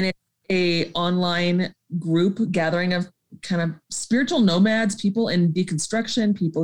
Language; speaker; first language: English; native; English